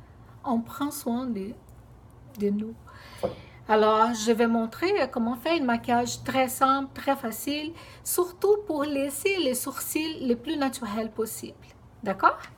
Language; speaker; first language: French; non-native, fluent; Portuguese